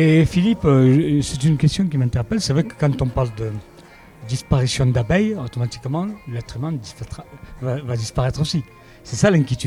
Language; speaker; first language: French; native; French